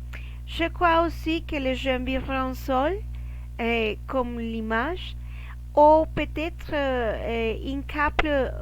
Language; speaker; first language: French; non-native, learner; Spanish